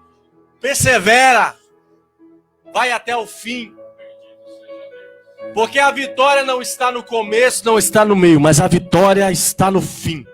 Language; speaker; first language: Portuguese; native; Portuguese